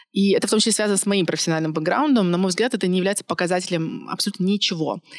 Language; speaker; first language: Russian; native; Russian